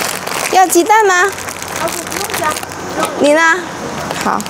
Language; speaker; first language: Chinese; non-native, fluent; Indonesian